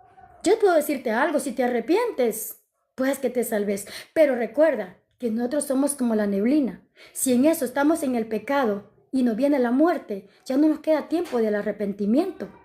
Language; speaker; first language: Spanish; native; Spanish